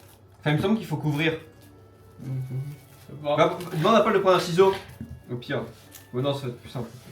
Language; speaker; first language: French; native; French